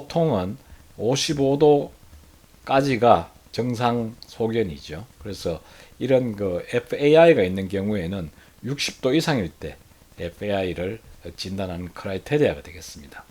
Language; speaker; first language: Korean; native; Korean